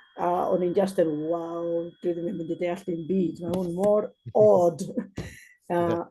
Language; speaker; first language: Welsh; non-native, fluent; Basque